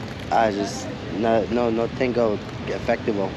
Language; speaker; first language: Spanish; non-native, learner; English